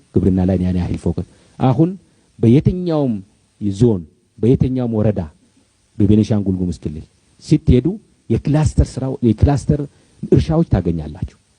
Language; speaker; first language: Amharic; non-native, local second language; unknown